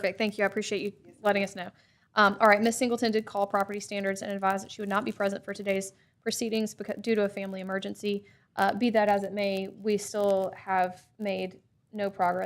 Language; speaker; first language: English; native; English